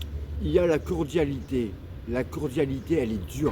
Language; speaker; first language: French; native; French